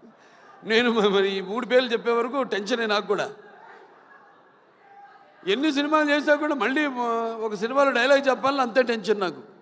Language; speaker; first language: Telugu; native; Telugu